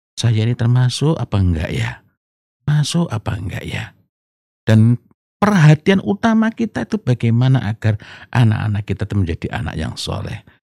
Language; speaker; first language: Indonesian; non-native, local second language; Javanese